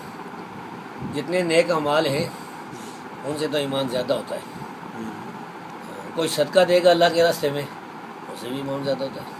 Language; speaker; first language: Urdu; non-native, local second language; Pashto